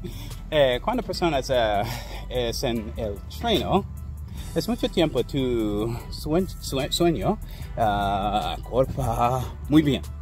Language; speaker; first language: Spanish; non-native, learner; English